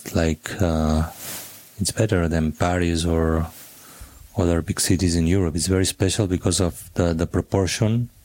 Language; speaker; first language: English; non-native, fluent; Catalan